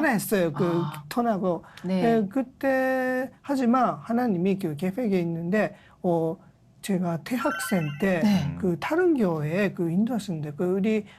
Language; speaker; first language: Korean; non-native, learner; Japanese